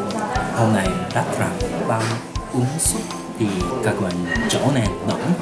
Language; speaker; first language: Vietnamese; non-native, learner; Japanese